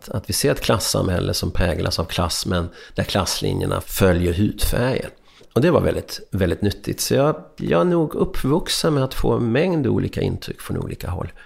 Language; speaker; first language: Swedish; early bilingual, other home language; Hungarian